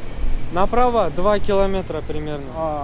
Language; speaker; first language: Russian; native; Russian